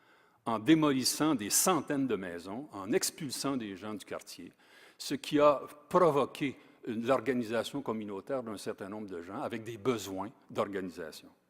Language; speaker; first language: French; native; French